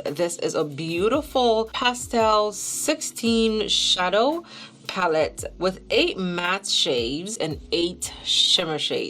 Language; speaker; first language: English; native; English